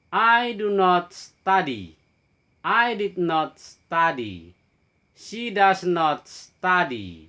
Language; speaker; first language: English; non-native, fluent; Indonesian